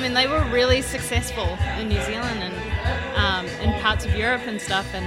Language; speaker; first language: English; native; English